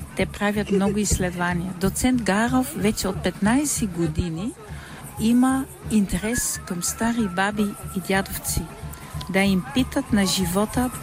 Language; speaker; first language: Bulgarian; non-native, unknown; Dutch